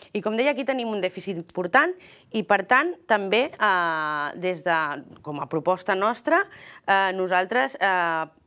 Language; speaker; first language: Catalan; early bilingual, other home language; Spanish